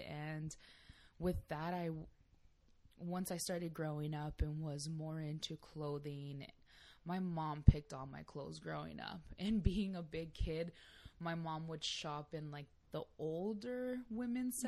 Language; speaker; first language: English; native; English